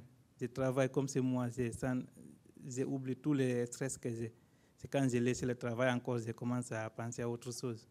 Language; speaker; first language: French; non-native, learner; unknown